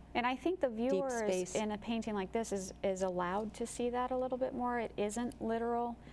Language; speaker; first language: English; native; English